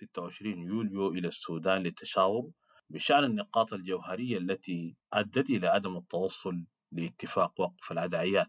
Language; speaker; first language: Arabic; native; Arabic